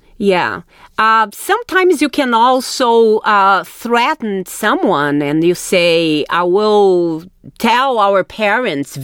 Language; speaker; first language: English; non-native, fluent; Portuguese